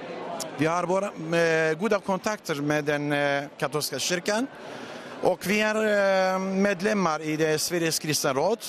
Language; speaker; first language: Swedish; non-native, fluent; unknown